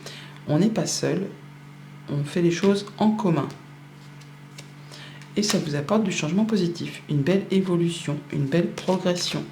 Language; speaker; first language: French; native; French